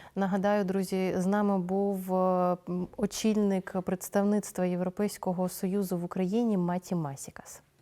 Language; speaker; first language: Ukrainian; native; Ukrainian